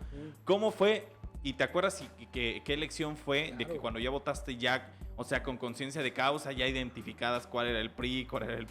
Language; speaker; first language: Spanish; native; Spanish